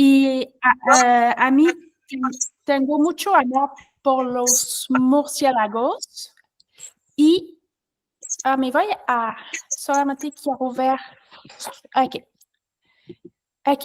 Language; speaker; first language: Spanish; non-native, learner; French